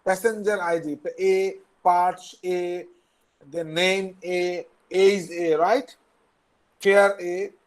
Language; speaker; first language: English; non-native, local second language; Bangla